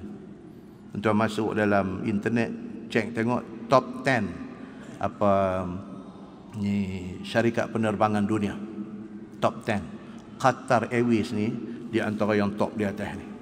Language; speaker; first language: Malay; native; Malay